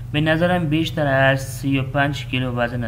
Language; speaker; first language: Persian; non-native, fluent; Urdu